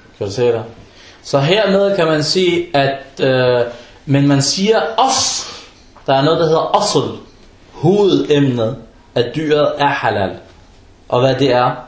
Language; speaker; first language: Danish; non-native, fluent; Arabic